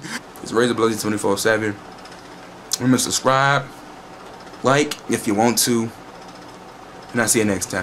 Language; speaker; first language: English; native; English